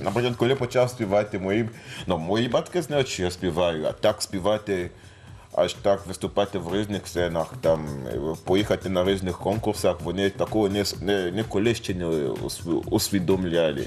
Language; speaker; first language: Ukrainian; non-native, fluent; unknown